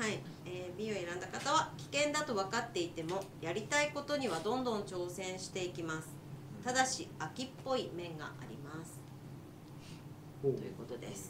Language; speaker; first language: Japanese; native; Japanese